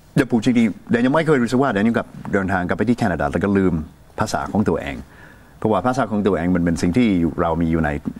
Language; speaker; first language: Thai; non-native, fluent; English